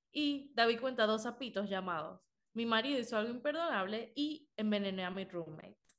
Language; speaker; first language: Spanish; early bilingual, other home language; English